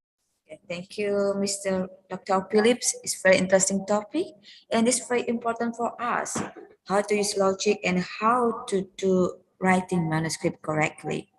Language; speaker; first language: English; non-native, learner; Indonesian